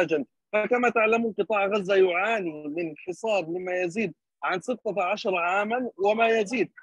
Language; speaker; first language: Arabic; native; Arabic